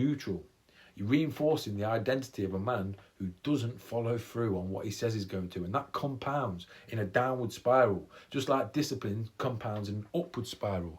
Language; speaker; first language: English; native; English